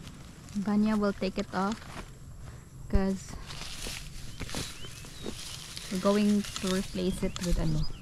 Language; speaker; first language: English; non-native, local second language; Cebuano